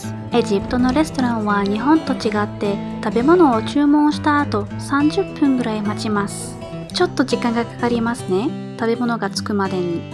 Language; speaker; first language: Japanese; non-native, fluent; Arabic